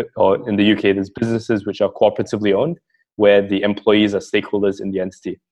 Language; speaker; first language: English; native; English